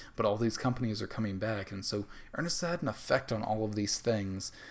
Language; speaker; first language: English; native; English